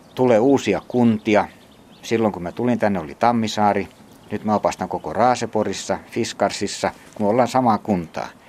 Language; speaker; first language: Finnish; native; Finnish